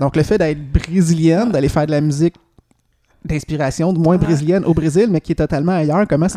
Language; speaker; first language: French; native; French